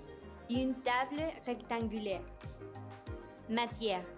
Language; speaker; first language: French; non-native, learner; Spanish